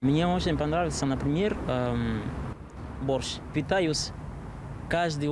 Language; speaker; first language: Russian; non-native, fluent; Portuguese